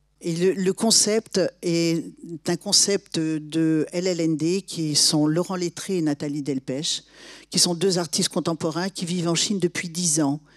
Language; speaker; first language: French; native; French